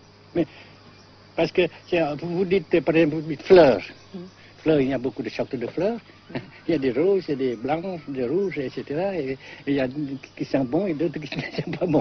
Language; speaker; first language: French; non-native, fluent; Vietnamese